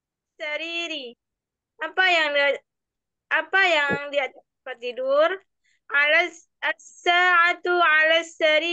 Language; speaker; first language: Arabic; non-native, learner; Malay